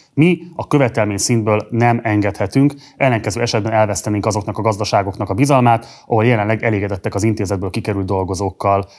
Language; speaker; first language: Hungarian; native; Hungarian